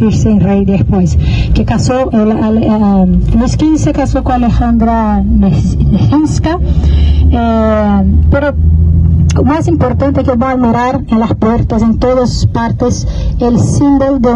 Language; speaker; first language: Spanish; non-native, learner; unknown